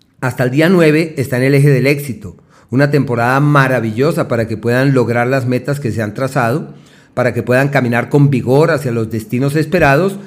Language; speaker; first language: Spanish; native; Spanish